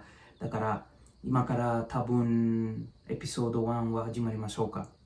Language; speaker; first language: Japanese; non-native, learner; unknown